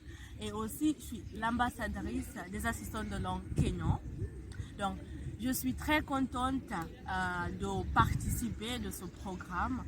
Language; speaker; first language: French; non-native, fluent; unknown